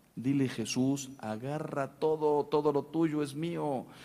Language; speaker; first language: Spanish; native; Spanish